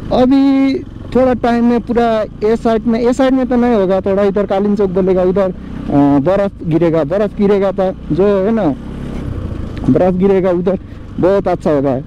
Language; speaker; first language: Hindi; non-native, learner; Nepali